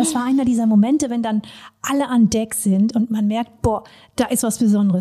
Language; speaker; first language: German; native; German